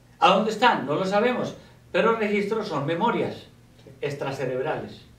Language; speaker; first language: Spanish; native; Spanish